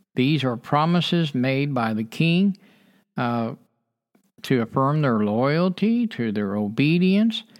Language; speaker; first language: English; native; English